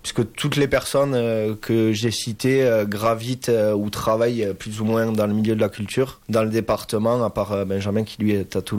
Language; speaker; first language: French; native; French